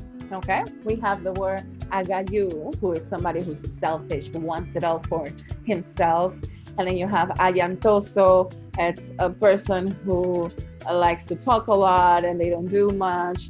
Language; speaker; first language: English; non-native, fluent; Spanish